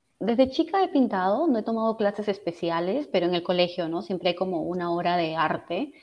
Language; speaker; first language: Spanish; native; Spanish